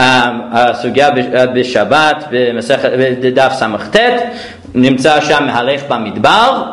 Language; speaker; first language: Hebrew; non-native, fluent; English